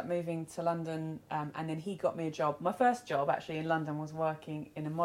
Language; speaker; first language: English; native; English